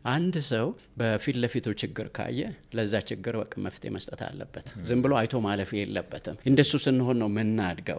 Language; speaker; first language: Amharic; non-native, local second language; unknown